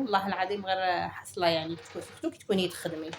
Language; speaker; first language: Arabic; native; Arabic